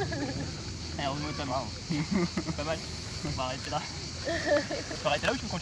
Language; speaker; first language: French; native; French